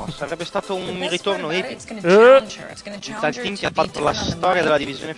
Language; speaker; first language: Italian; native; Italian